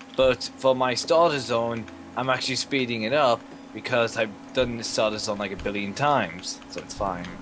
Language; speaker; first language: English; native; English